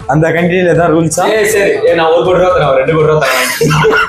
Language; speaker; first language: Tamil; native; Tamil